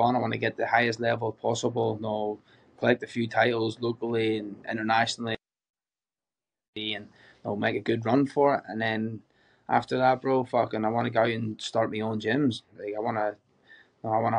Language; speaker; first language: English; native; English